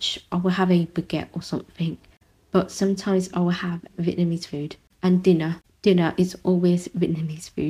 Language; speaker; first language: English; non-native, local second language; Vietnamese